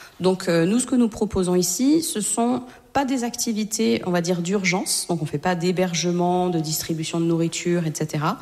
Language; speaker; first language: French; native; French